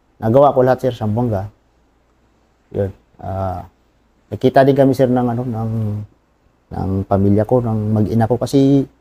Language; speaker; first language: Filipino; non-native, local second language; Bikol